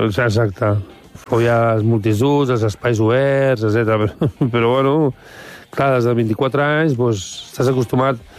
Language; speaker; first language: Catalan; non-native, local second language; Spanish